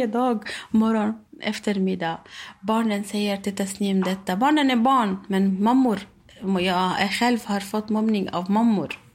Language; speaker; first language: Swedish; non-native, learner; Arabic